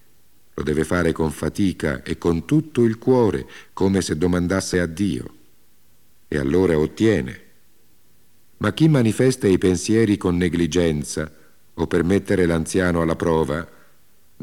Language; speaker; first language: Italian; native; Italian